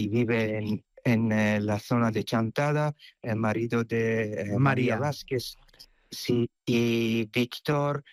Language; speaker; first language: Spanish; non-native, fluent; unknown